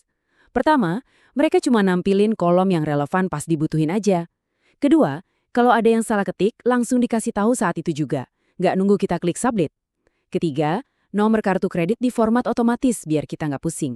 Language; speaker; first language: Indonesian; native; Indonesian